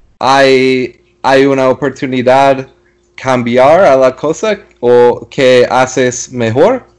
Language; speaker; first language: Spanish; non-native, learner; English